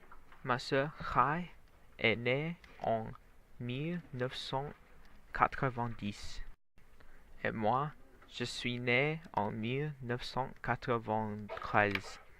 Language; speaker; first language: French; non-native, learner; Vietnamese